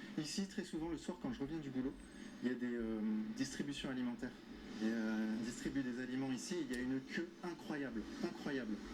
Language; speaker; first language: French; native; French